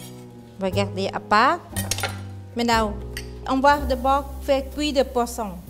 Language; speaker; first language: French; non-native, fluent; Thai